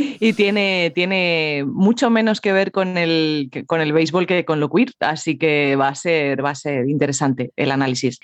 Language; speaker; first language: Spanish; native; Spanish